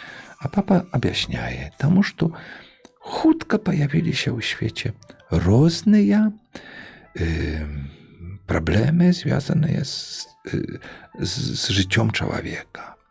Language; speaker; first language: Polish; non-native, local second language; Belarusian